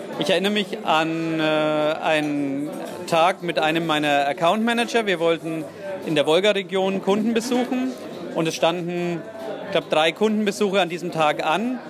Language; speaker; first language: German; native; German